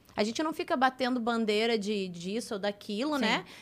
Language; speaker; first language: Portuguese; native; Portuguese